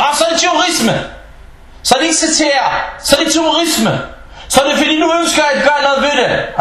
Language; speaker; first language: Danish; non-native, fluent; Arabic